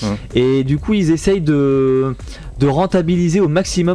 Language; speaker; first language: French; native; French